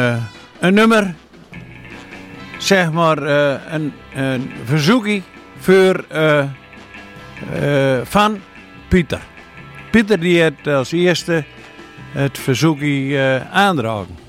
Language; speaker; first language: Dutch; native; Dutch